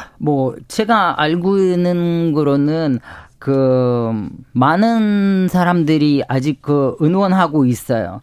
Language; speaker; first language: Korean; non-native, learner; Ukrainian